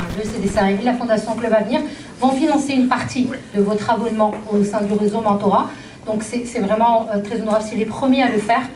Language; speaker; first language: French; non-native, local second language; Arabic